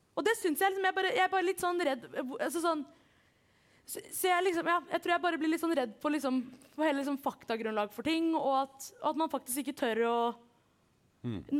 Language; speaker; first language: Norwegian; early bilingual, other home language; Kurdish